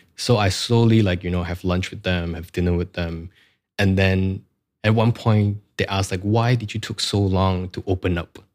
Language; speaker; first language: English; non-native, local second language; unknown